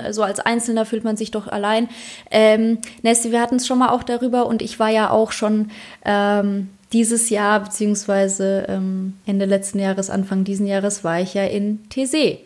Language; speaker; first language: German; early bilingual, other home language; Polish